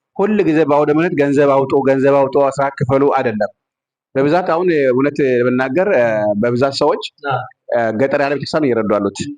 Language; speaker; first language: Amharic; non-native, local second language; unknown